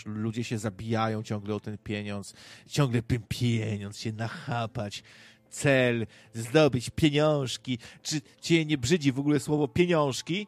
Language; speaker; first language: Polish; native; Polish